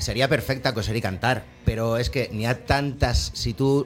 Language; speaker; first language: Catalan; non-native, local second language; Spanish